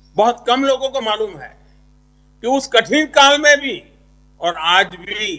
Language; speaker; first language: Hindi; non-native, local second language; Gujarati